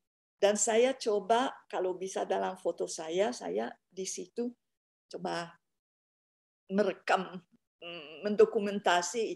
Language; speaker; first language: Indonesian; non-native, fluent; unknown